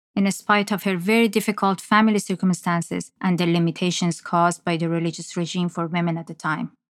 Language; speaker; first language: English; non-native, fluent; Persian